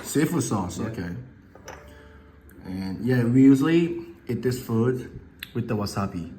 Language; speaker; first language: English; non-native, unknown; Korean